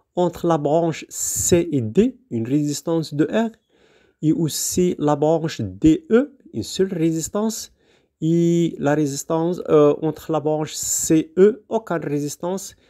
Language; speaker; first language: French; non-native, local second language; Arabic